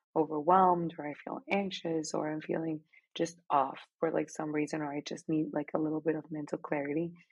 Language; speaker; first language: English; non-native, fluent; Spanish